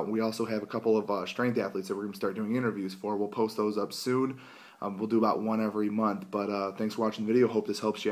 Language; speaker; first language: English; native; English